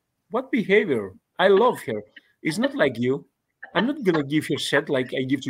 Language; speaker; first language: English; non-native, fluent; Greek